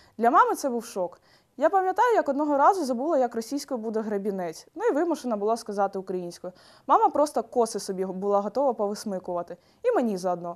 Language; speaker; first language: Ukrainian; non-native, local second language; Russian